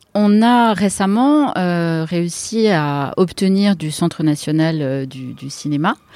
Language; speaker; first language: French; native; French